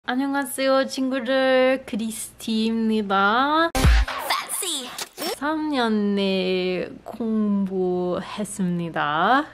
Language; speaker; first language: Korean; non-native, learner; English